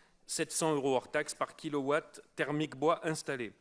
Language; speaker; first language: French; native; French